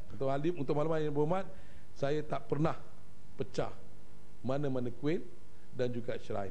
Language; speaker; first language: Malay; native; Malay